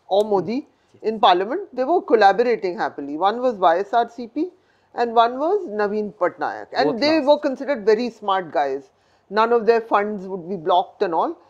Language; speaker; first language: English; non-native, local second language; Hindi